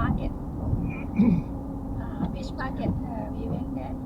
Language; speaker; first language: English; non-native, learner; Thai